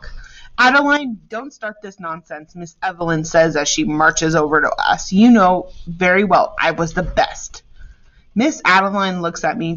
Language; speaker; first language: English; native; English